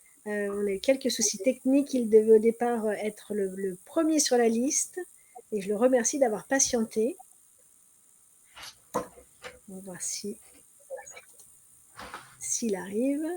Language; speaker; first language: French; native; French